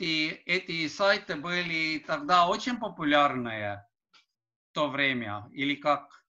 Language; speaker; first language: Russian; non-native, learner; Estonian